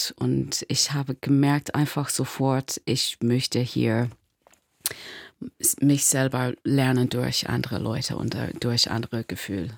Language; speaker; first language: German; non-native, learner; English